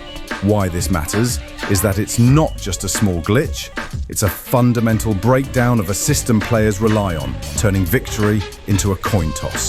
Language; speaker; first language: English; native; English